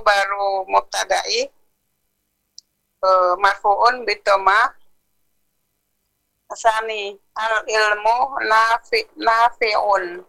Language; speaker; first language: Arabic; non-native, learner; Indonesian